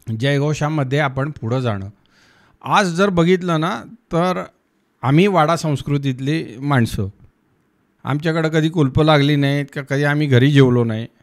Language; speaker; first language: Marathi; native; Marathi